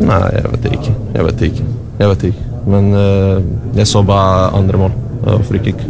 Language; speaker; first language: Norwegian; non-native, learner; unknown